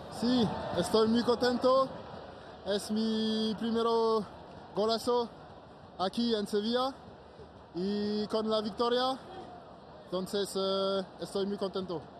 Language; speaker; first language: Spanish; non-native, learner; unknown